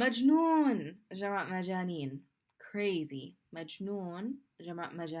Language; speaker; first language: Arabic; non-native, fluent; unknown